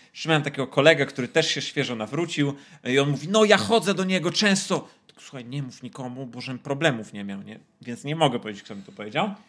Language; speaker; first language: Polish; native; Polish